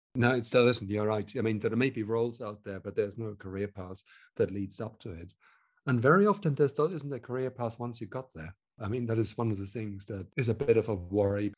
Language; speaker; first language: English; non-native, fluent; German